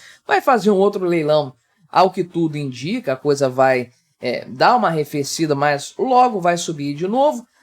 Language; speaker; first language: Portuguese; native; Portuguese